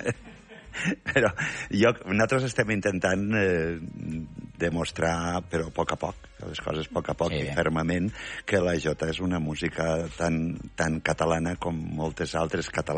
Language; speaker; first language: Catalan; native; Catalan